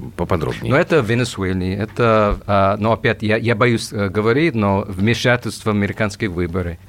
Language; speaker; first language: Russian; non-native, fluent; English